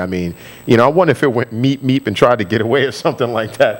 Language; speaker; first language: English; native; English